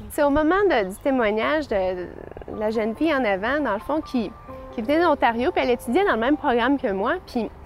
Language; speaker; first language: French; native; French